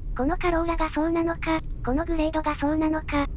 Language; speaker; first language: Japanese; native; Japanese